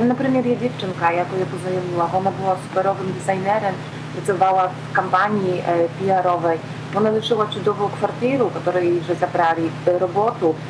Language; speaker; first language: Ukrainian; non-native, learner; Polish